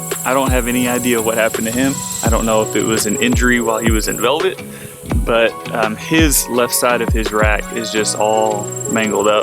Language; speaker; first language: English; native; English